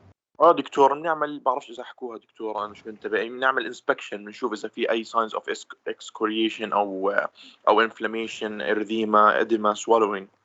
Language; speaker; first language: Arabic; native; Arabic